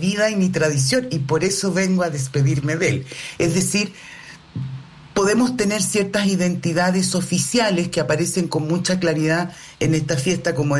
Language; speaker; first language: Spanish; native; Spanish